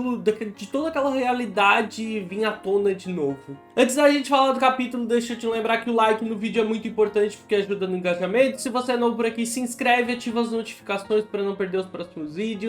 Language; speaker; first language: Portuguese; native; Portuguese